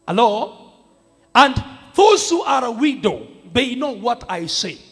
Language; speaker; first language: English; non-native, local second language; Swahili